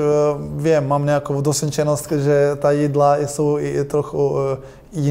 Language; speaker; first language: Polish; non-native, learner; Croatian